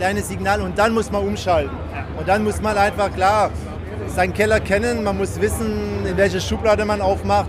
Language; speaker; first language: German; native; German